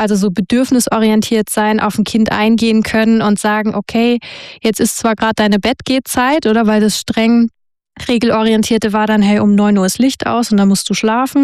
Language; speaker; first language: German; native; German